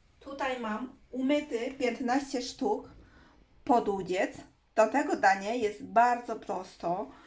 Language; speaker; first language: Polish; non-native, learner; Chinese